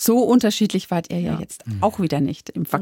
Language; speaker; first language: German; native; German